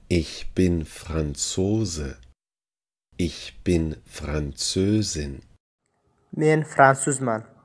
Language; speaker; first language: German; non-native, fluent; Uzbek